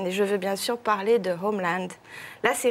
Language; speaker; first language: French; native; French